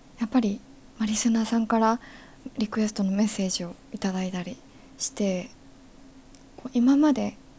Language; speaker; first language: Japanese; native; Japanese